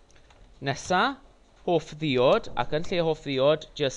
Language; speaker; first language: Welsh; non-native, local second language; English